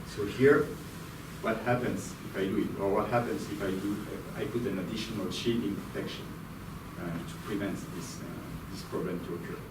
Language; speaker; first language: English; non-native, fluent; French